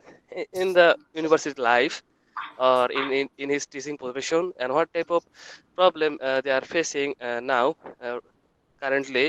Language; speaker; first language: English; non-native, learner; Bangla